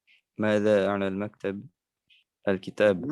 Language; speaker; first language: Arabic; non-native, learner; Indonesian